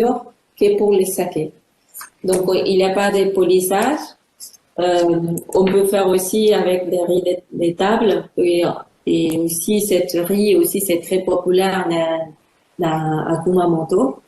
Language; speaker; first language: French; non-native, fluent; Spanish